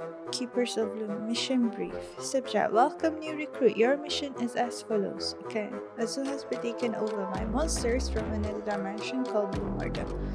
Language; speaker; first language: English; non-native, local second language; Malay